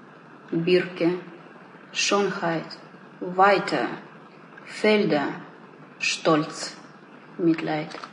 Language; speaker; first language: German; non-native, learner; Russian